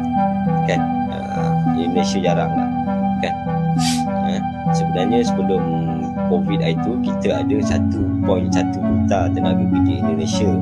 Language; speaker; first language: Malay; native; Malay